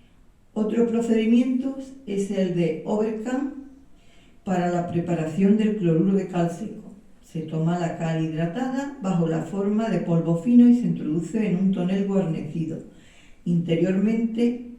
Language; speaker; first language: Spanish; native; Spanish